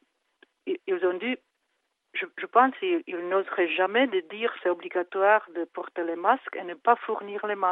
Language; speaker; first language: French; non-native, fluent; Czech